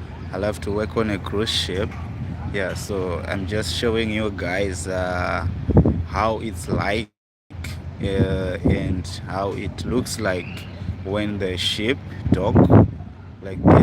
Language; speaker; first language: English; non-native, local second language; Shona